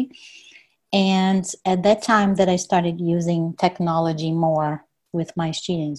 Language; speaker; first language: English; non-native, fluent; Portuguese